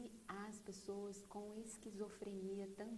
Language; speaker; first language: Portuguese; native; Portuguese